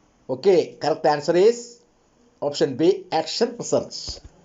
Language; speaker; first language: English; non-native, local second language; Malayalam